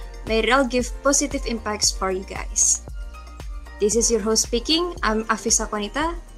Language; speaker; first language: English; non-native, fluent; Indonesian